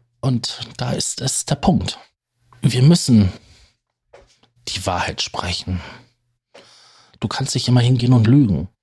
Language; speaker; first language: German; native; German